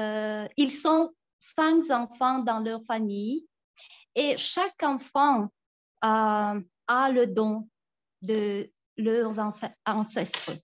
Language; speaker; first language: French; non-native, fluent; Tuvinian